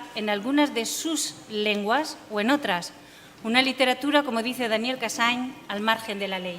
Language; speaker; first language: Spanish; native; Spanish